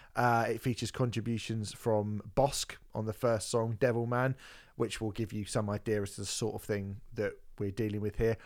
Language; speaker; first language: English; native; English